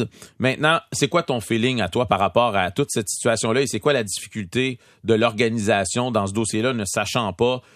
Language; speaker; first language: French; native; French